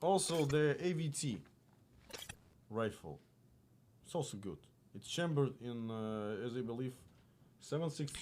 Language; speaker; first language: English; non-native, fluent; Russian